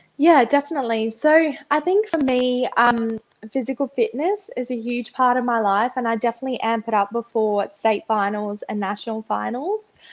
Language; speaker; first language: English; early bilingual, other home language; Russian